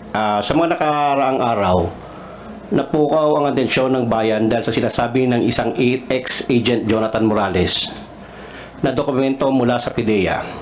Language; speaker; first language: Filipino; non-native, local second language; Cebuano